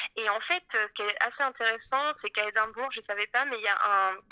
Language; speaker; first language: French; native; French